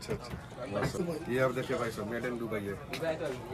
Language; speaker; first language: Hindi; native; Hindi